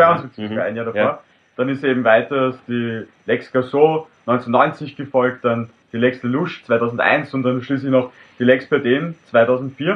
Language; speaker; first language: German; native; German